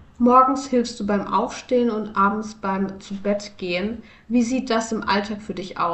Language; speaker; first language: German; native; German